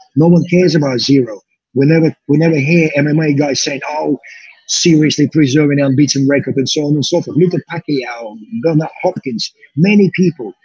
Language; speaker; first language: English; non-native, fluent; Russian